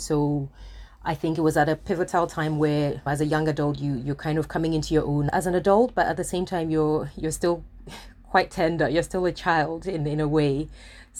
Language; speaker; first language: English; non-native, local second language; Akan